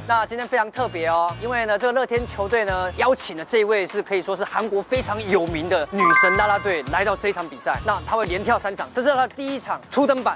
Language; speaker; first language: Chinese; native; Chinese